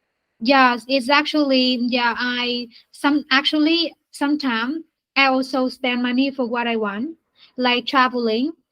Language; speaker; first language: English; non-native, learner; Vietnamese